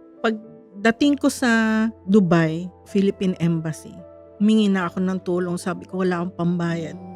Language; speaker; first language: Filipino; native; Filipino